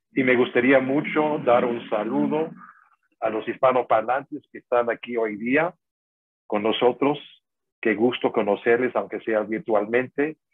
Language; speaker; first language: Spanish; non-native, fluent; French